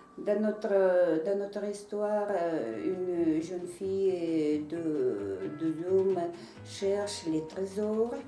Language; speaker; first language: French; non-native, learner; Russian